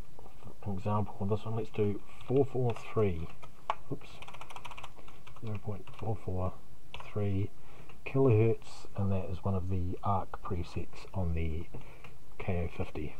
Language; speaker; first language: English; native; English